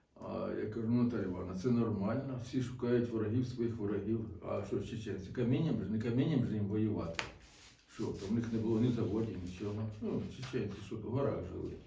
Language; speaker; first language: Ukrainian; native; Ukrainian